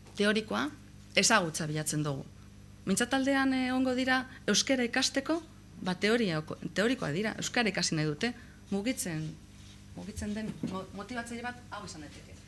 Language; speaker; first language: Basque; native; Basque